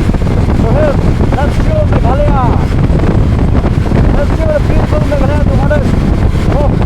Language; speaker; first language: English; non-native, local second language; Khasi